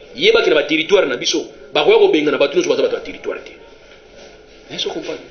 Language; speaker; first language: Lingala; non-native, local second language; Kongo